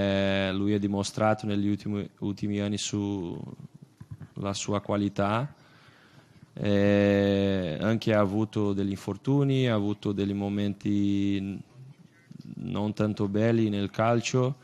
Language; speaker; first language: Italian; non-native, fluent; Portuguese